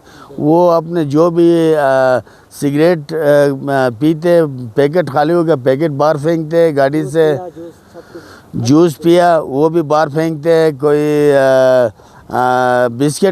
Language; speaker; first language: Urdu; non-native, local second language; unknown